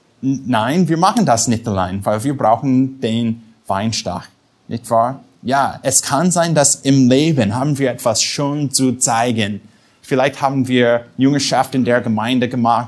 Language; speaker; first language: German; non-native, fluent; English